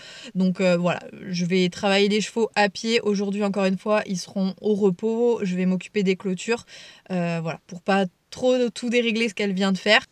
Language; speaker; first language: French; native; French